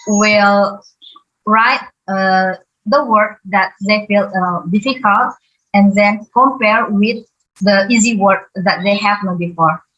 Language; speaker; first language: English; non-native, learner; Indonesian